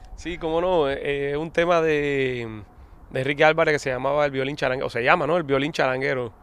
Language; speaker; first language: Spanish; native; Spanish